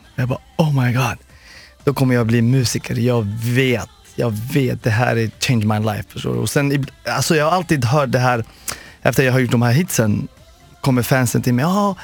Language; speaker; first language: Swedish; non-native, fluent; Arabic